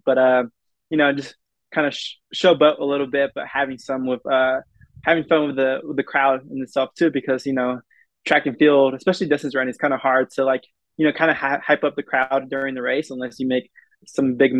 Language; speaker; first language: English; native; English